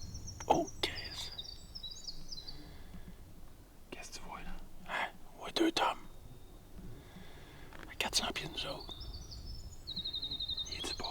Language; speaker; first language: French; native; French